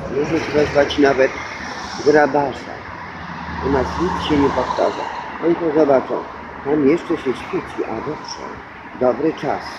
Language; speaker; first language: Polish; native; Polish